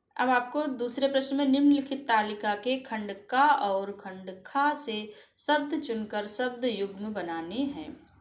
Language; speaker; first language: Hindi; native; Hindi